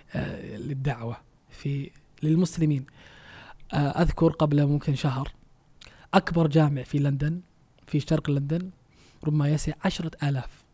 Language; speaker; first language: Arabic; non-native, fluent; Danish